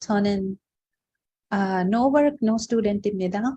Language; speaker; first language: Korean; non-native, learner; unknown